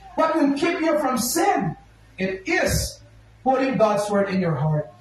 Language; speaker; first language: English; non-native, local second language; Filipino